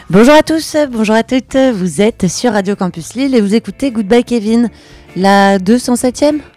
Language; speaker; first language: French; native; French